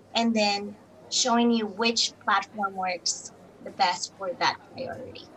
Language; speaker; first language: English; non-native, fluent; Spanish